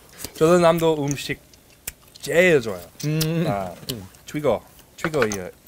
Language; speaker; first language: Korean; non-native, learner; English